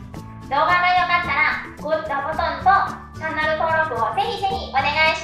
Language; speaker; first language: Japanese; non-native, fluent; Thai